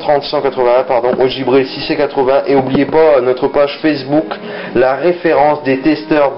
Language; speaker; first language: French; native; French